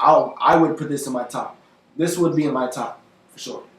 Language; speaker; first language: English; native; English